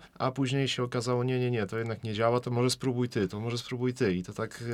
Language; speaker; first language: Polish; native; Polish